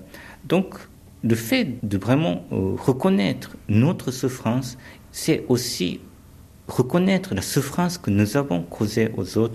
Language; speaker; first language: French; early bilingual, other home language; Japanese